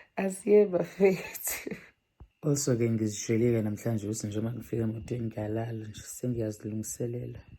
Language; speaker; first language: Zulu; non-native, local second language; Xhosa